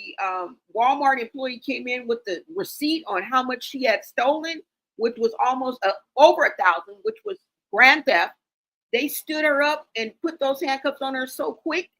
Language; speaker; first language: English; native; English